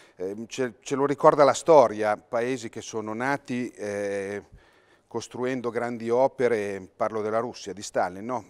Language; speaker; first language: Italian; native; Italian